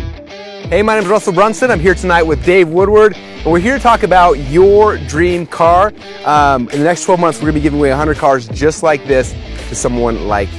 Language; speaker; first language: English; native; English